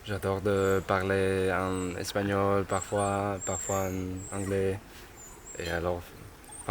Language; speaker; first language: French; non-native, learner; Spanish